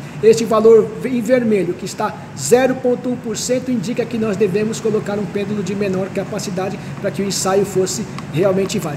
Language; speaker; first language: Portuguese; native; Portuguese